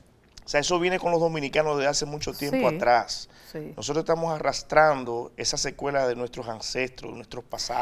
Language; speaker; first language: Spanish; native; Spanish